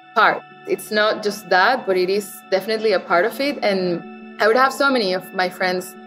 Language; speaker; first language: English; non-native, fluent; Spanish